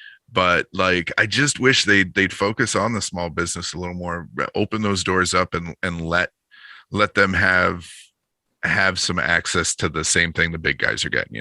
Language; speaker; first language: English; native; English